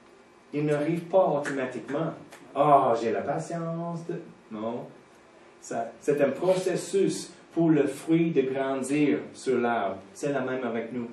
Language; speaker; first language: French; non-native, fluent; English